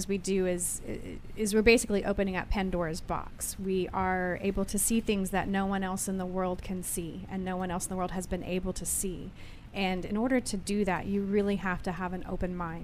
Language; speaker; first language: English; native; English